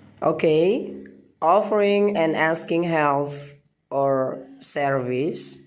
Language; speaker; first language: English; non-native, fluent; Indonesian